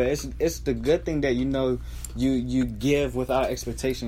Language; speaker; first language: English; native; English